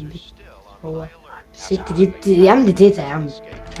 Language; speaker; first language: Arabic; native; Arabic